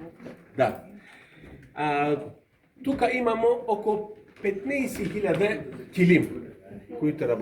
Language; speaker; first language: Bulgarian; non-native, learner; Serbian